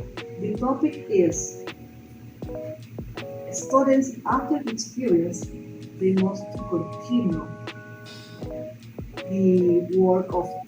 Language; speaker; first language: English; non-native, learner; Spanish